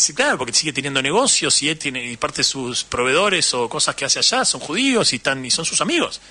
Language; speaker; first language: Spanish; native; Spanish